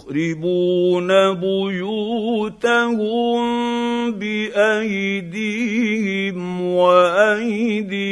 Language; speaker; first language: Arabic; native; Arabic